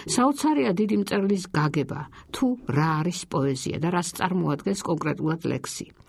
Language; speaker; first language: Georgian; native; Georgian